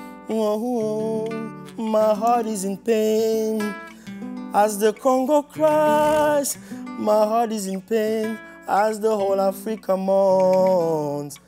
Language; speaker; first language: English; non-native, fluent; Lingala